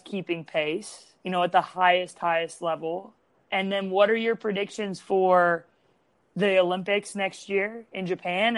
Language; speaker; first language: English; native; English